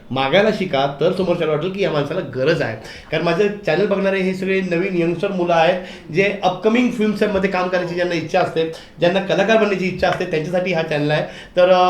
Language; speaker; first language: Marathi; native; Marathi